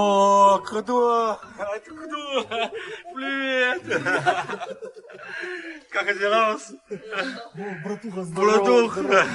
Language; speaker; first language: Russian; non-native, learner; Chinese